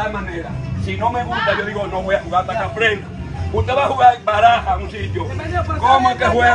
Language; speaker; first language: Spanish; native; Spanish